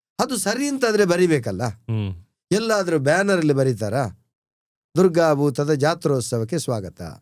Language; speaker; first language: Kannada; non-native, local second language; Tulu